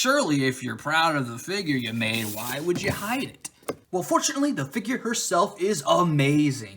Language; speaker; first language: English; native; English